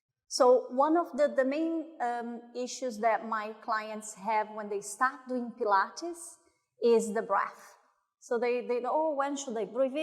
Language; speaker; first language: English; non-native, fluent; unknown